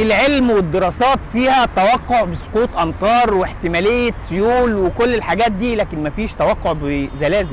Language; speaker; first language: Arabic; native; Arabic